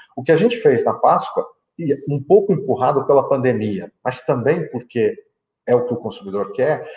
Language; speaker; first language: Portuguese; native; Portuguese